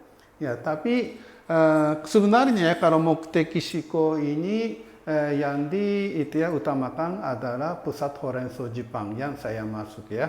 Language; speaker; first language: Indonesian; non-native, fluent; Japanese